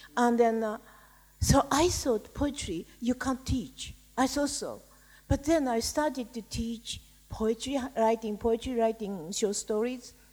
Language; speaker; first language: English; non-native, fluent; Japanese